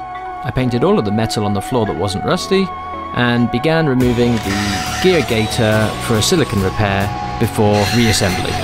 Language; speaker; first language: English; native; English